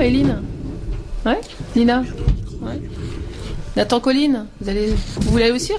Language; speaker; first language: French; native; French